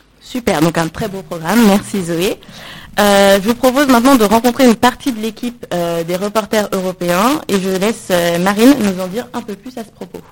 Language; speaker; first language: French; native; French